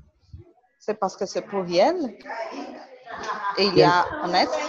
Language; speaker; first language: French; non-native, learner; Portuguese